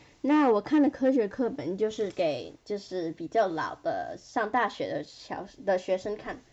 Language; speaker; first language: Chinese; early bilingual, heritage; Chinese